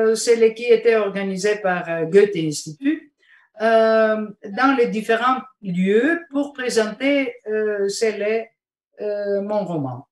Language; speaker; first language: French; non-native, fluent; Bulgarian